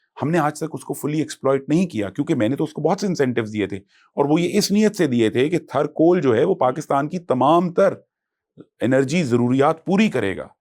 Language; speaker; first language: Urdu; native; Urdu